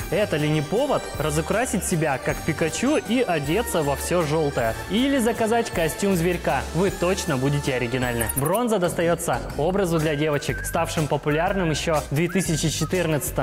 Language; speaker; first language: Russian; native; Russian